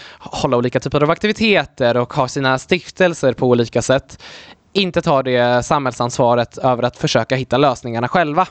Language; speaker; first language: Swedish; early bilingual, other home language; Polish